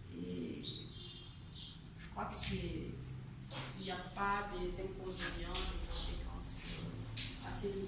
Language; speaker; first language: French; non-native, local second language; Comorian